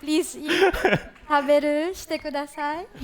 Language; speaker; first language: Japanese; non-native, learner; English